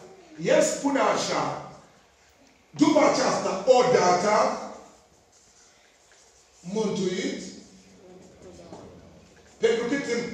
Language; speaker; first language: Romanian; non-native, fluent; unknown